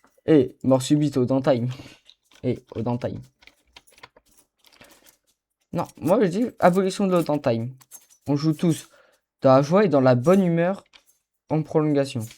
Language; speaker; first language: French; native; French